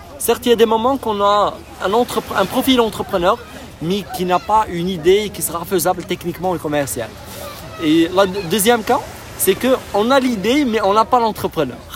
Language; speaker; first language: French; non-native, local second language; Arabic